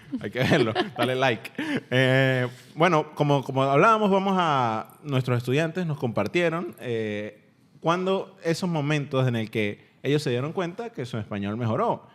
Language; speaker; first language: Spanish; native; Spanish